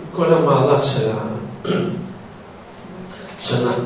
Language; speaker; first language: Hebrew; non-native, fluent; Russian